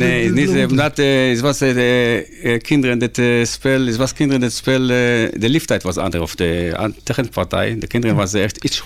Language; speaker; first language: Dutch; non-native, learner; Hebrew